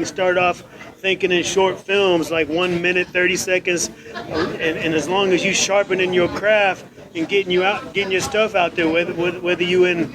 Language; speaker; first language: English; native; English